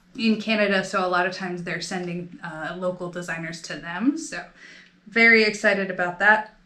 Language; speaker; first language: English; native; English